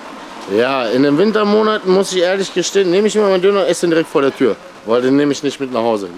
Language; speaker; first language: German; native; German